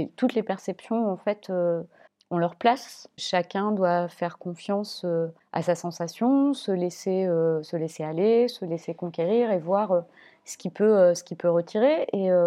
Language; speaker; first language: French; native; French